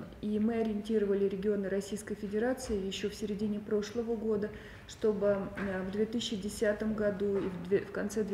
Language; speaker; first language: Russian; native; Russian